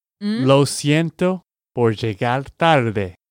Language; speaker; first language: Spanish; non-native, learner; English